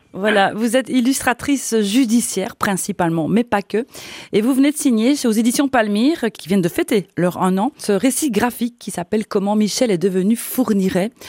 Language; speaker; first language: French; native; French